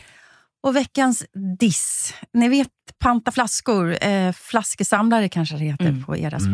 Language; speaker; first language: Swedish; native; Swedish